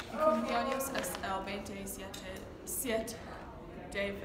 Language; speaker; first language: Spanish; non-native, learner; English